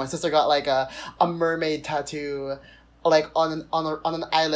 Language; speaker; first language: English; non-native, local second language; Filipino